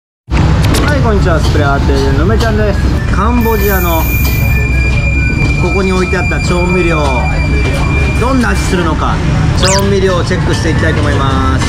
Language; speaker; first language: Japanese; native; Japanese